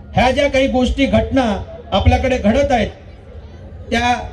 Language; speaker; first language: Marathi; native; Marathi